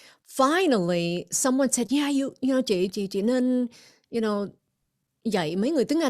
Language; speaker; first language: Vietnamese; early bilingual, heritage; English